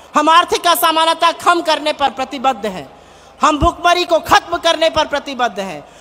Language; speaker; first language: Hindi; native; Hindi